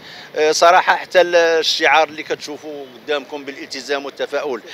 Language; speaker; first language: Arabic; native; Arabic